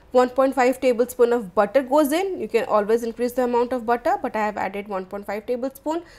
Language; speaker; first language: English; non-native, local second language; Odia